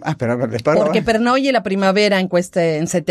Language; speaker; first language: Italian; non-native, learner; Spanish